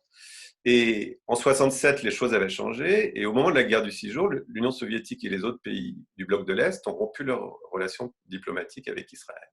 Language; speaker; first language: French; native; French